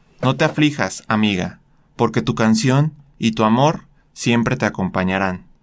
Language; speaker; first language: Spanish; native; Spanish